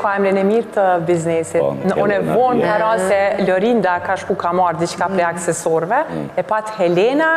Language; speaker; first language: Albanian; native; Albanian